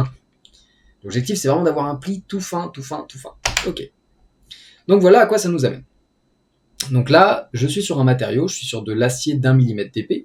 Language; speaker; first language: French; native; French